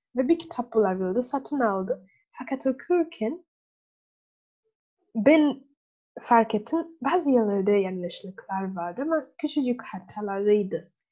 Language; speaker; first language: Turkish; non-native, learner; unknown